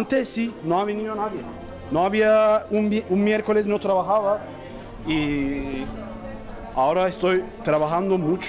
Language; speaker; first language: Spanish; non-native, learner; Turkish